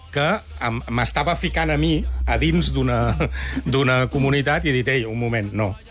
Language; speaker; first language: Catalan; native; Catalan